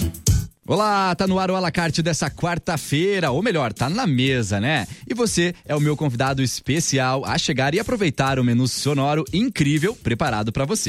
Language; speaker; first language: Portuguese; native; Portuguese